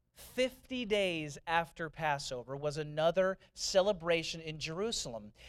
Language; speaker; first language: English; native; English